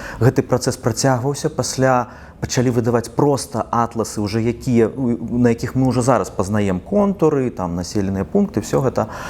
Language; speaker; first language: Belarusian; non-native, local second language; Russian